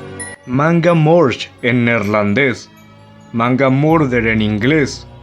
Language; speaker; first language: Spanish; native; Spanish